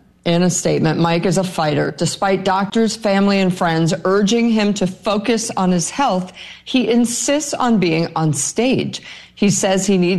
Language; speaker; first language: English; native; English